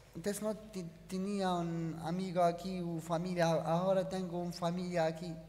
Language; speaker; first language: Spanish; non-native, learner; Arabic